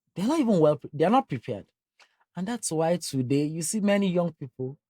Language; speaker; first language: English; non-native, local second language; Yoruba